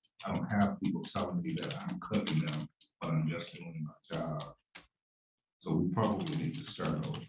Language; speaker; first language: English; native; English